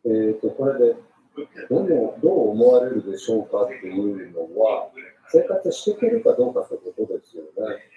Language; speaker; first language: Japanese; native; Japanese